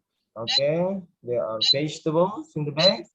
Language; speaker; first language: English; non-native, learner; Indonesian